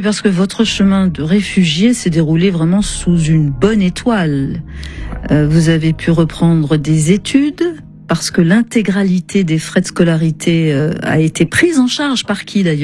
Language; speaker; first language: French; native; French